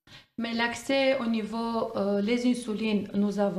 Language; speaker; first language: French; non-native, fluent; Armenian